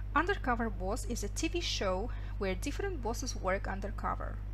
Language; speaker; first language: English; non-native, fluent; Russian